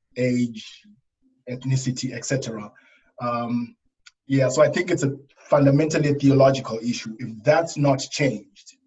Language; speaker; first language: English; non-native, local second language; Shona